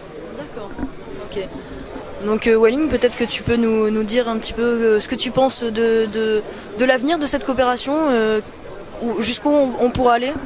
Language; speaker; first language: French; native; French